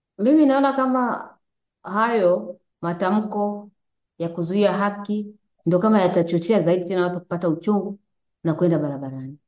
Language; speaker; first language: Swahili; native; Swahili